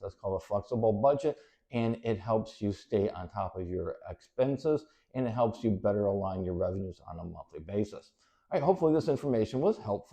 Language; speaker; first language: English; native; English